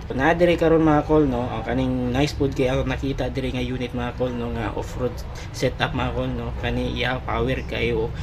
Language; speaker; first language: Cebuano; native; Cebuano